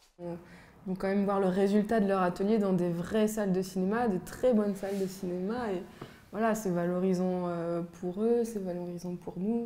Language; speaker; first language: French; native; French